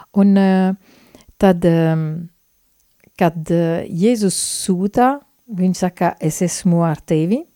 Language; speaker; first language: Latvian; non-native, fluent; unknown